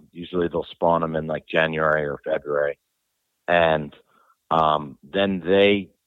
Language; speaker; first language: English; native; English